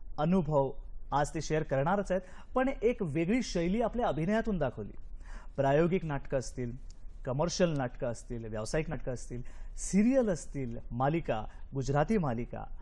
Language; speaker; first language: Marathi; native; Marathi